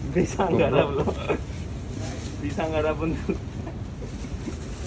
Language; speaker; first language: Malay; non-native, learner; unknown